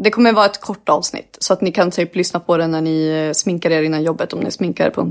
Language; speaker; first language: Swedish; native; Swedish